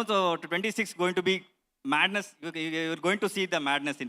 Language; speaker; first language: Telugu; non-native, learner; Kannada